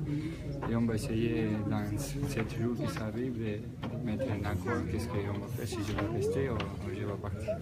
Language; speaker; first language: French; non-native, fluent; Spanish